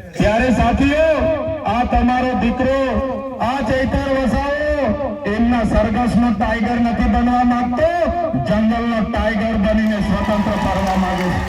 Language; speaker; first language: Gujarati; non-native, local second language; Vasavi